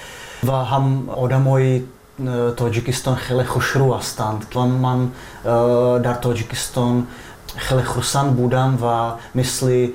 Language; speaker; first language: Persian; non-native, fluent; Czech